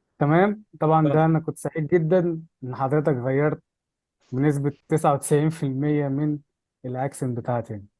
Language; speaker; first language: Egyptian Arabic; native; Egyptian Arabic